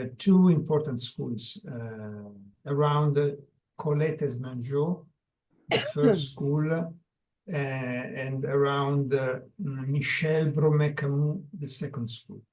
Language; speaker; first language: English; non-native, learner; Italian